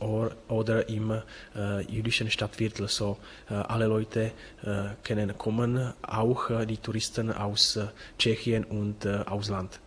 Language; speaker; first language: German; non-native, learner; Czech